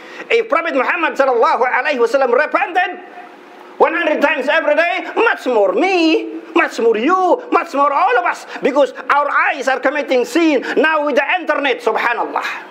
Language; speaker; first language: English; non-native, local second language; Filipino